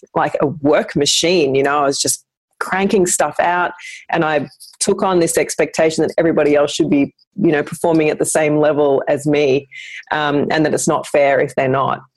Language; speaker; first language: English; native; English